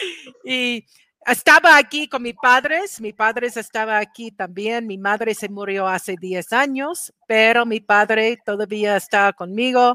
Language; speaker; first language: Spanish; non-native, fluent; English